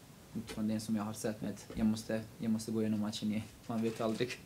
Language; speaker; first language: Swedish; non-native, local second language; Kurdish